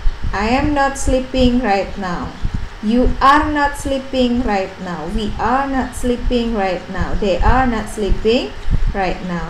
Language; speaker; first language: English; non-native, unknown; Indonesian